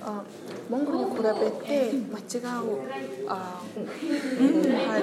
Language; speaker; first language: Japanese; non-native, learner; Mongolian